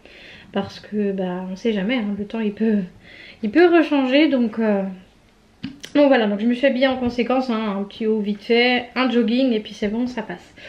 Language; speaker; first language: French; native; French